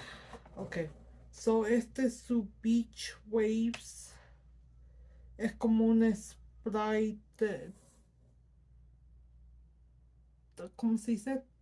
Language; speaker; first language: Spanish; early bilingual, heritage; Spanish